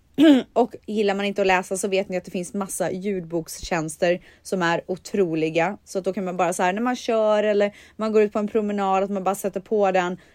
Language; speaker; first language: Swedish; native; Swedish